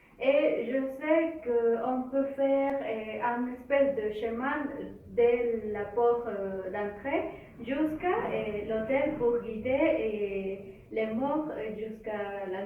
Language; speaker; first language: French; non-native, learner; Spanish